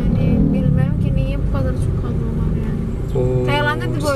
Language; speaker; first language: Turkish; non-native, learner; Indonesian